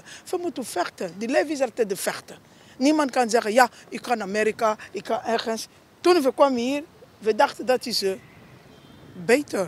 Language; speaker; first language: Dutch; non-native, learner; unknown